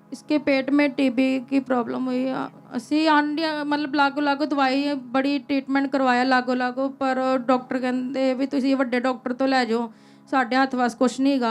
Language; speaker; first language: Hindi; non-native, local second language; Punjabi